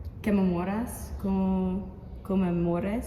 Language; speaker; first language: Spanish; non-native, learner; English